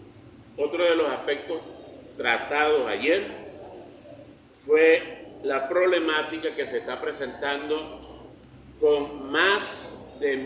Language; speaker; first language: Spanish; native; Spanish